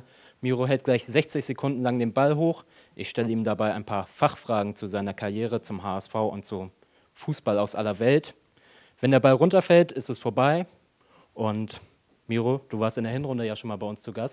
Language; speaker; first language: German; native; German